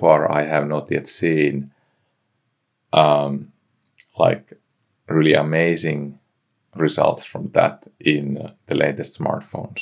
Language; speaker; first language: English; non-native, fluent; Finnish